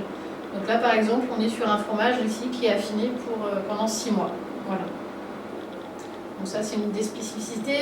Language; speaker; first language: French; native; French